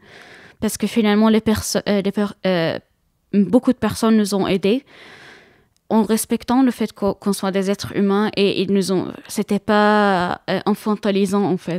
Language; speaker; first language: French; non-native, fluent; Arabic